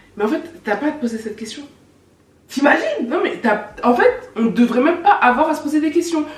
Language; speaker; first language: French; native; French